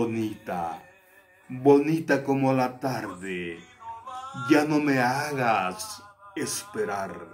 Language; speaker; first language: Spanish; native; Spanish